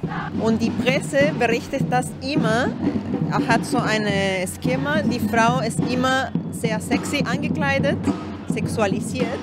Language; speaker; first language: German; non-native, learner; Spanish